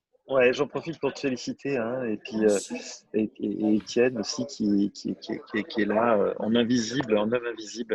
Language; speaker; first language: French; native; French